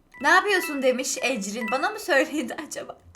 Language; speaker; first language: Turkish; native; Turkish